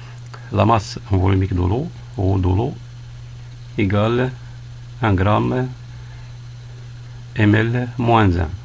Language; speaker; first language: French; non-native, local second language; Arabic